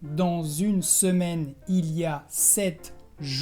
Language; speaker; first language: French; non-native, fluent; Spanish